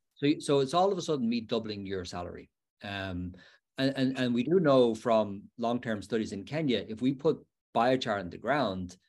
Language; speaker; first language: English; native; English